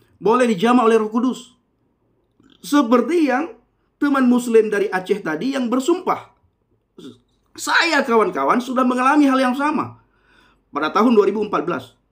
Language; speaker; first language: Indonesian; non-native, local second language; Achinese